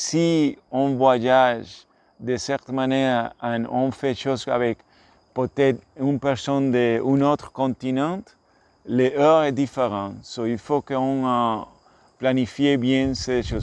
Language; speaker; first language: French; non-native, learner; English